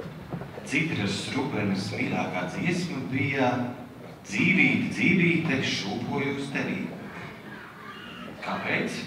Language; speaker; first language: Latvian; native; Latvian